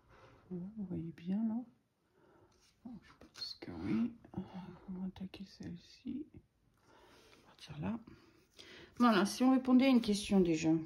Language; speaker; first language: French; native; French